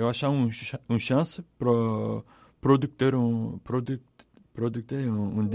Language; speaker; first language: Portuguese; non-native, learner; English